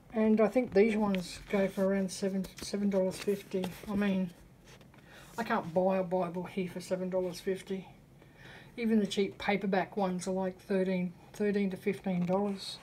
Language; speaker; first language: English; native; English